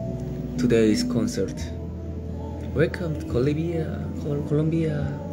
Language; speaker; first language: English; non-native, learner; Korean